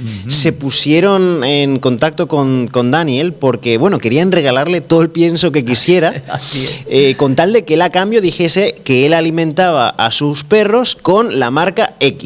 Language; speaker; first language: Spanish; native; Spanish